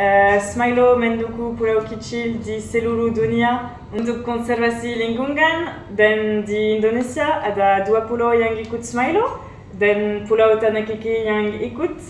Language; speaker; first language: Indonesian; non-native, learner; French